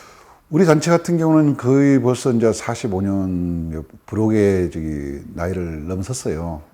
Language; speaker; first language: Korean; native; Korean